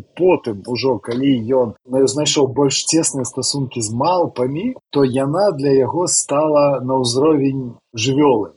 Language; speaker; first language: Belarusian; non-native, local second language; Russian